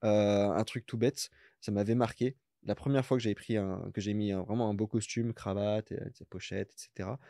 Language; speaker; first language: French; native; French